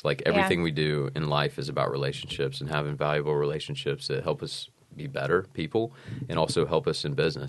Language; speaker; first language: English; native; English